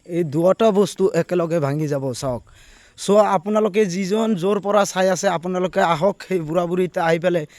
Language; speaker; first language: Assamese; non-native, local second language; Bangla